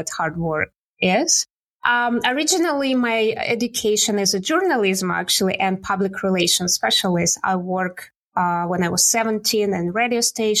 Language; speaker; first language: English; non-native, learner; Russian